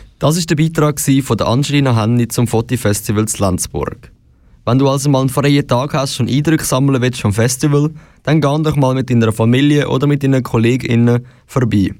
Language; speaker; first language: German; native; German